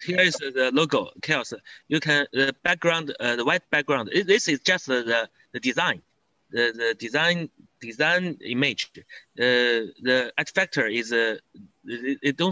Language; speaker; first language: English; non-native, learner; Chinese